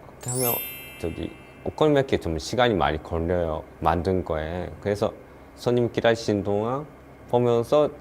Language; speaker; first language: Korean; non-native, learner; Japanese